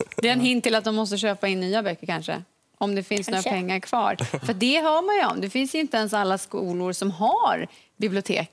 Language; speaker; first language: Swedish; native; Swedish